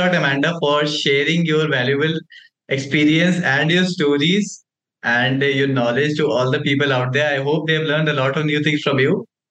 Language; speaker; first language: English; non-native, local second language; Hindi